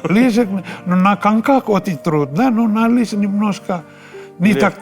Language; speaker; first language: Russian; non-native, fluent; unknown